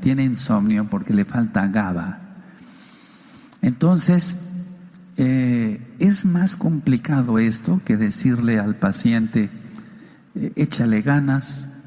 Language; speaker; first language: Spanish; native; Spanish